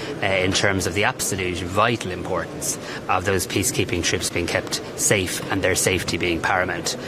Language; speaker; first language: English; native; English